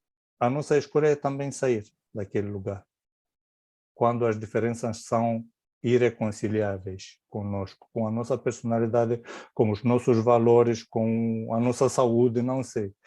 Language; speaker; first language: Portuguese; non-native, fluent; Romanian